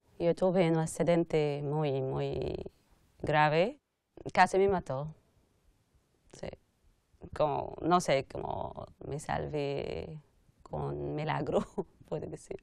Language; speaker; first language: Spanish; non-native, fluent; Arabic